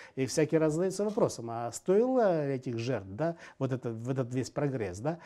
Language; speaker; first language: Russian; native; Russian